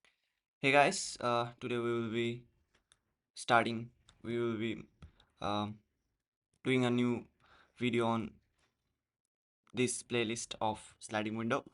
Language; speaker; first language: English; non-native, local second language; Hindi